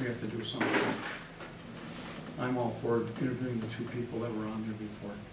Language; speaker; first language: English; native; English